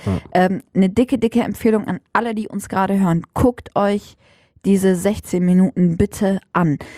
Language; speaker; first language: German; early bilingual, other home language; Arabic